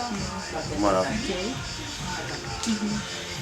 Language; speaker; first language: French; native; French